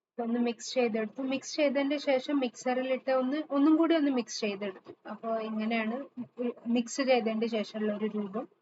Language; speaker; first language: Malayalam; early bilingual, heritage; Malayalam